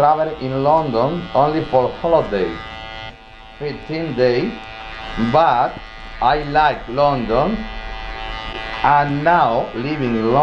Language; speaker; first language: English; non-native, learner; Spanish